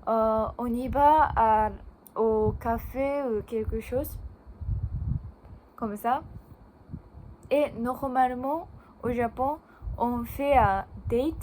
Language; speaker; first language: French; non-native, learner; Japanese